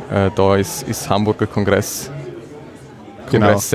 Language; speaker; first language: German; native; German